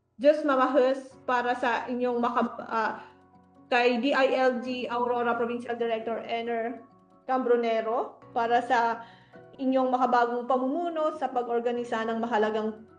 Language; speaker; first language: Filipino; non-native, local second language; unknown